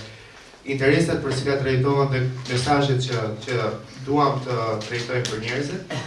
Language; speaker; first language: Albanian; native; Albanian